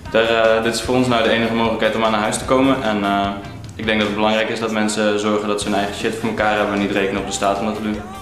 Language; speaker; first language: Dutch; native; Dutch